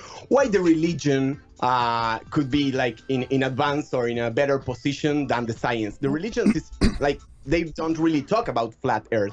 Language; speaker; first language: English; non-native, fluent; Spanish